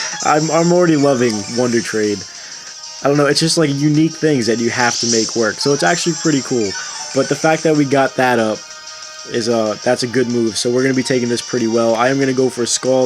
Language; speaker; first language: English; native; English